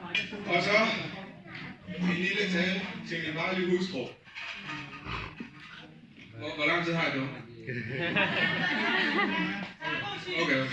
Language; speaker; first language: Danish; early bilingual, other home language; Vietnamese